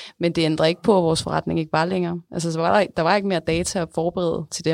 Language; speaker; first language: Danish; native; Danish